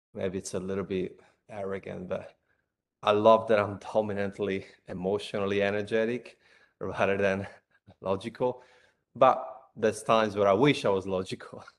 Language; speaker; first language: English; non-native, fluent; Italian